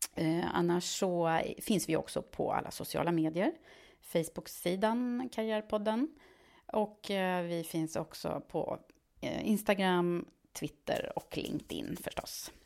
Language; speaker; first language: Swedish; native; Swedish